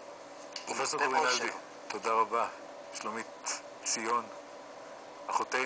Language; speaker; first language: Hebrew; native; Hebrew